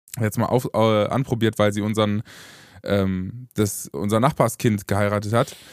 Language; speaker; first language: German; early bilingual, other home language; Romanian